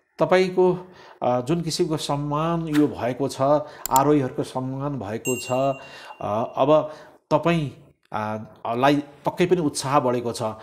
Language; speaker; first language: Nepali; native; Nepali